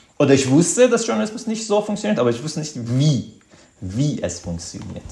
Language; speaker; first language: German; non-native, fluent; Azerbaijani